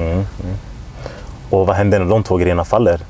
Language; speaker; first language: Swedish; native; Swedish